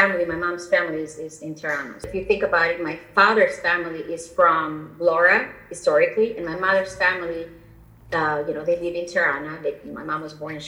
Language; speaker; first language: English; non-native, fluent; Albanian